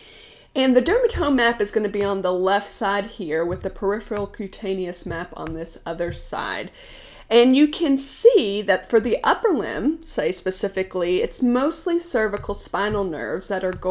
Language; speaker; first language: English; native; English